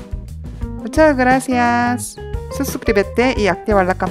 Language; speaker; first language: Spanish; non-native, learner; Korean